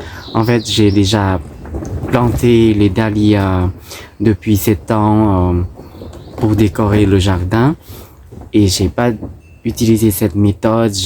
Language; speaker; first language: French; non-native, fluent; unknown